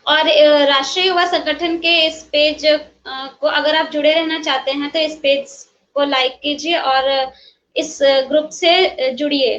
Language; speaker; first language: Hindi; native; Hindi